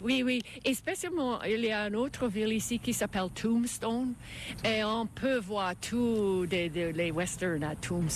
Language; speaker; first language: French; non-native, learner; English